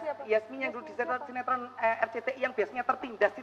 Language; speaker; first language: Indonesian; native; Indonesian